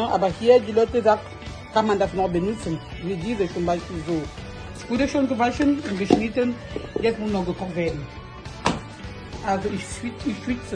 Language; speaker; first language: German; non-native, fluent; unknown